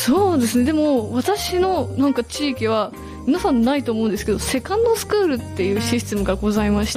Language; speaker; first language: Japanese; native; Japanese